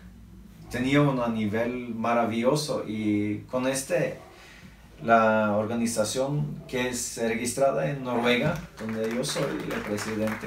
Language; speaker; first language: Spanish; non-native, learner; Norwegian